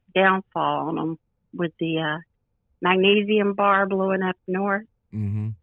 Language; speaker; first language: English; native; English